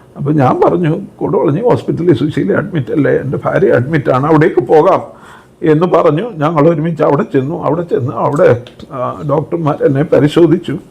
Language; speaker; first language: Malayalam; native; Malayalam